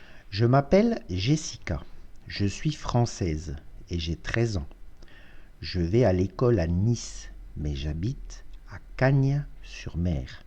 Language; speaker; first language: French; non-native, fluent; Russian